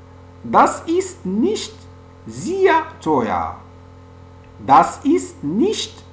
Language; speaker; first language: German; non-native, fluent; French